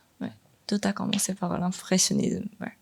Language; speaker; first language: French; non-native, fluent; Korean